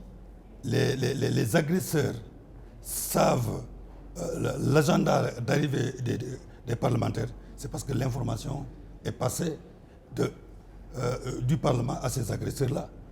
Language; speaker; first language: French; non-native, local second language; Wolof